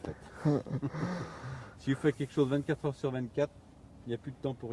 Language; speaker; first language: French; native; French